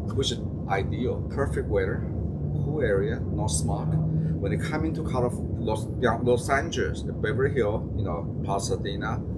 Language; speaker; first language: English; non-native, fluent; Chinese